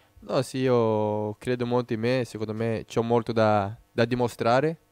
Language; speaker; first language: Italian; non-native, fluent; Portuguese